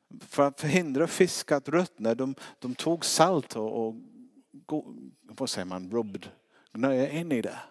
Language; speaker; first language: Swedish; non-native, fluent; English